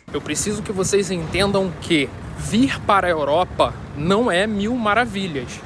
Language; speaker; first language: Portuguese; native; Portuguese